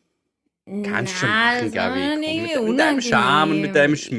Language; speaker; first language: German; native; German